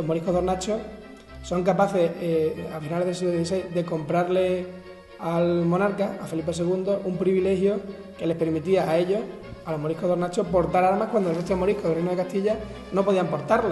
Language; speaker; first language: Spanish; native; Spanish